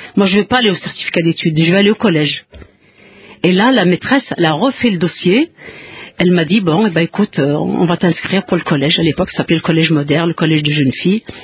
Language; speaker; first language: French; non-native, local second language; Kabyle